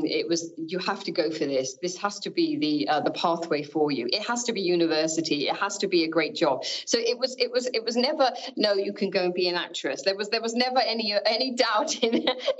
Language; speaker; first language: English; native; English